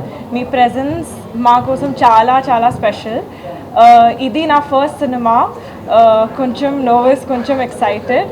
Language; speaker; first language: Telugu; non-native, learner; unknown